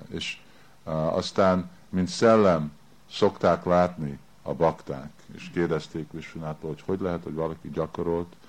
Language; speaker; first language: Hungarian; early bilingual, heritage; Hungarian